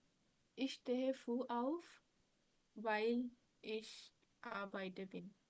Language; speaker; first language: German; non-native, learner; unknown